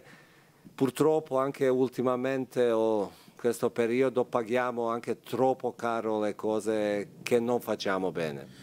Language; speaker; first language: Italian; non-native, fluent; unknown